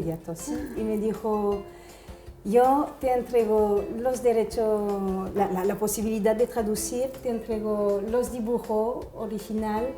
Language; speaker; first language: Spanish; non-native, fluent; French